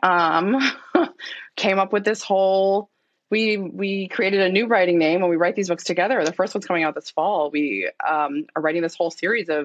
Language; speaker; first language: English; native; English